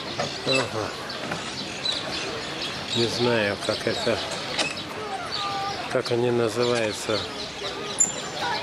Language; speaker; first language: Russian; non-native, fluent; Lithuanian